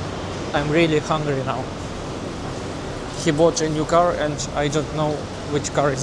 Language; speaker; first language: English; non-native, learner; Russian